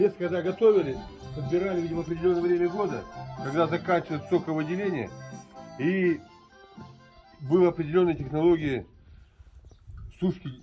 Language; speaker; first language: Russian; native; Russian